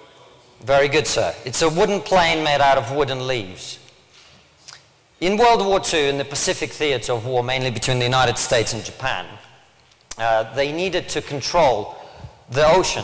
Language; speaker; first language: English; early bilingual, other home language; Russian